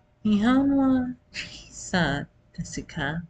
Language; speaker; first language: Japanese; non-native, learner; English